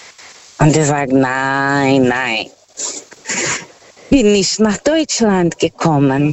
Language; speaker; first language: German; non-native, learner; Portuguese